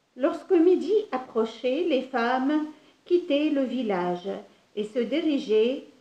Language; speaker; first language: French; non-native, local second language; Arabic